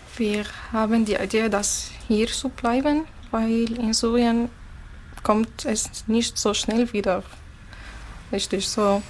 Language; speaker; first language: German; non-native, learner; Arabic